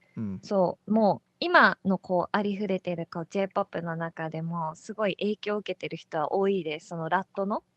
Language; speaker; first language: Japanese; native; Japanese